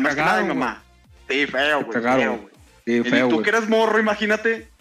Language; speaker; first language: Spanish; native; Spanish